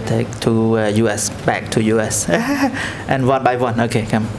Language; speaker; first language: English; non-native, learner; Khmer